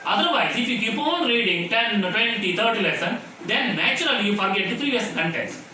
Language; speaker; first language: English; non-native, local second language; Kannada